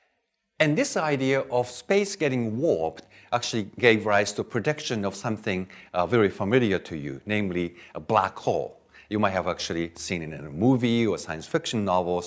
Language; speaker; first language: English; non-native, fluent; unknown